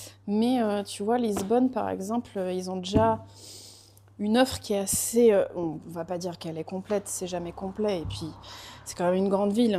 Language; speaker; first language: French; early bilingual, other home language; Portuguese